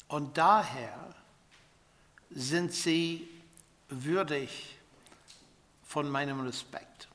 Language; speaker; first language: German; non-native, fluent; English